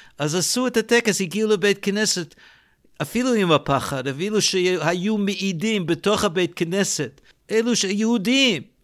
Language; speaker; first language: Hebrew; non-native, fluent; English